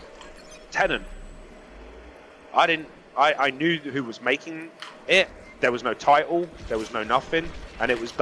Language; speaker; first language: English; native; English